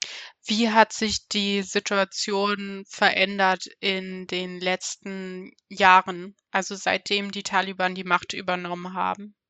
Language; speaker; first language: German; native; German